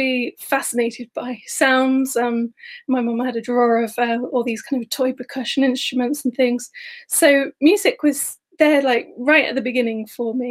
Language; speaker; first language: English; native; English